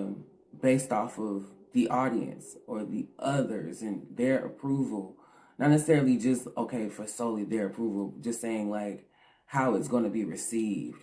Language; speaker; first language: English; native; English